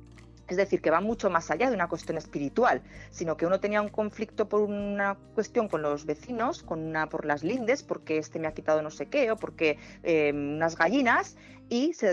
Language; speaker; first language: Spanish; native; Spanish